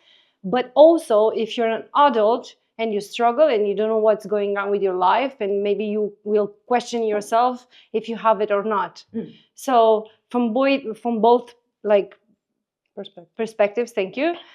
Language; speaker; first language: English; non-native, fluent; Romanian